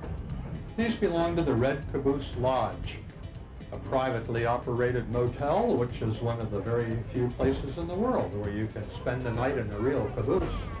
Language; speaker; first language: English; native; English